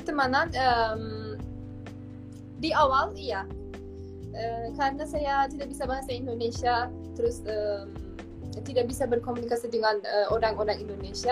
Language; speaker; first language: Indonesian; non-native, fluent; Turkish